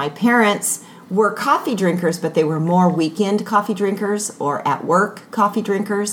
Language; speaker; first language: English; native; English